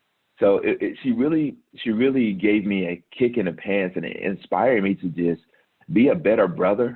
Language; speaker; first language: English; native; English